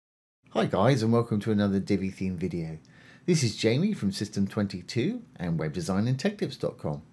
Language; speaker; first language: English; native; English